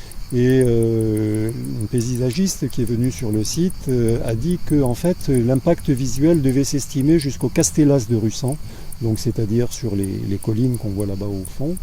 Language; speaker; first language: French; native; French